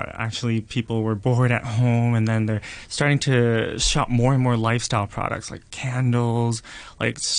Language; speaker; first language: English; native; English